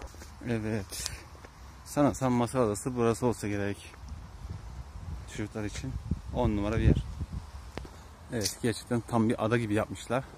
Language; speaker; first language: Turkish; native; Turkish